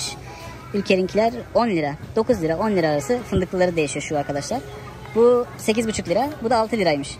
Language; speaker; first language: Turkish; native; Turkish